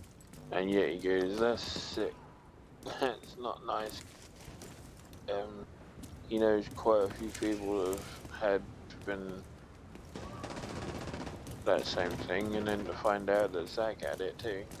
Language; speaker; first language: English; native; English